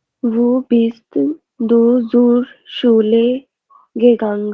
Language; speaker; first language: German; non-native, learner; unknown